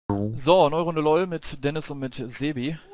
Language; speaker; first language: German; native; German